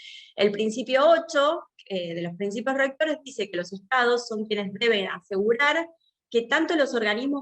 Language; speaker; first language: Spanish; native; Spanish